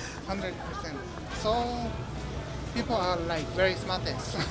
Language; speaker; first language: English; non-native, learner; Korean